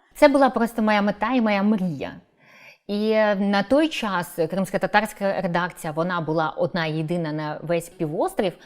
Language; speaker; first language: Ukrainian; non-native, local second language; Crimean Tatar